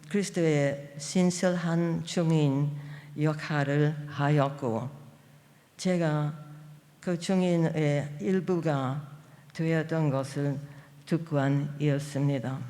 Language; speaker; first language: Korean; non-native, fluent; English